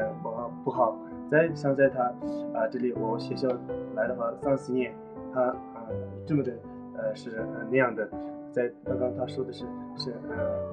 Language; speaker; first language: Chinese; non-native, local second language; Tibetan